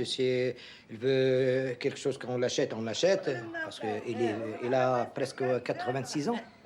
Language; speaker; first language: French; non-native, local second language; Arabic